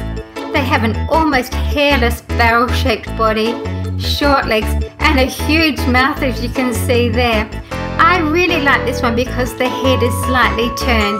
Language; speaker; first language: English; native; English